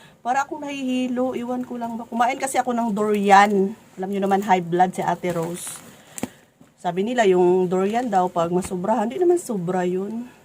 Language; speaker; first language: Filipino; non-native, local second language; Cebuano